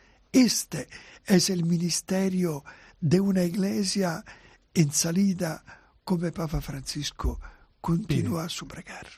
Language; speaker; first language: Spanish; non-native, fluent; Italian